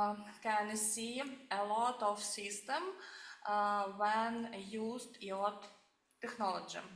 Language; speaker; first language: English; non-native, learner; Ukrainian